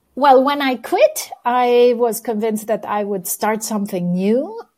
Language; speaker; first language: English; non-native, fluent; Romanian